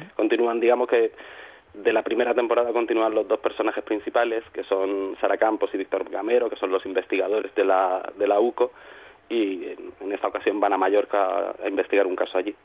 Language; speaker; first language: Spanish; native; Spanish